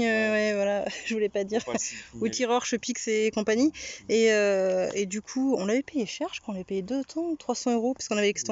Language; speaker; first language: French; native; French